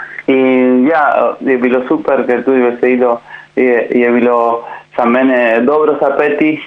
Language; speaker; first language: Slovenian; non-native, learner; Spanish